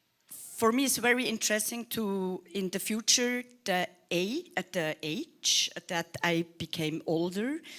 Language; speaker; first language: English; non-native, learner; Swiss German